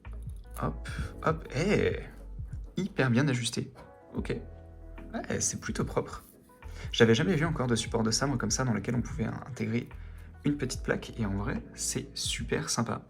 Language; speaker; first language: French; native; French